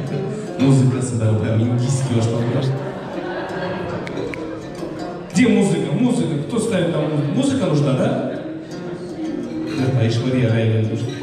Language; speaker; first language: Russian; non-native, local second language; Kyrgyz